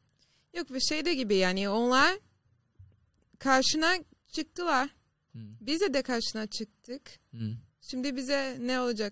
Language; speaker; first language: Turkish; non-native, fluent; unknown